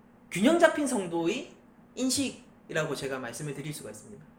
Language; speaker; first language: Korean; native; Korean